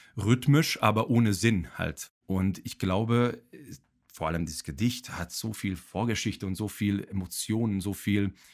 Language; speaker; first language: German; non-native, fluent; Hungarian